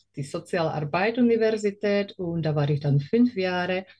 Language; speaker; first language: German; non-native, learner; Slovak